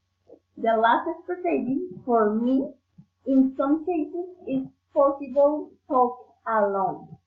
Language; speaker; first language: English; non-native, learner; Spanish